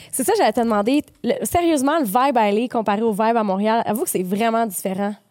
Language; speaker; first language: French; native; French